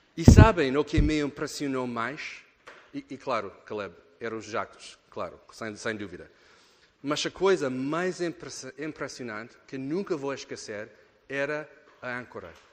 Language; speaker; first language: Portuguese; non-native, fluent; English